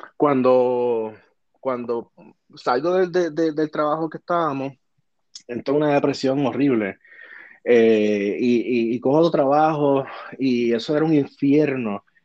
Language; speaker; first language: Spanish; native; Spanish